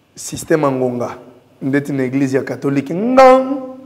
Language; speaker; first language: French; non-native, local second language; Lingala